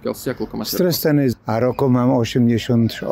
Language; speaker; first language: Slovak; non-native, local second language; Polish